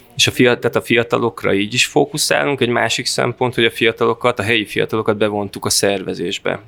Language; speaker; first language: Hungarian; native; Hungarian